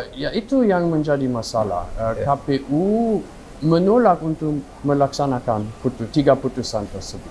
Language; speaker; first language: Indonesian; non-native, fluent; Luxembourgish